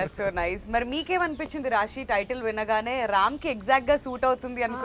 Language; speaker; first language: Telugu; native; Telugu